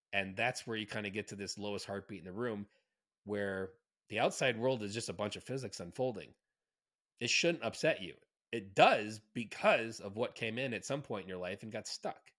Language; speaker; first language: English; native; English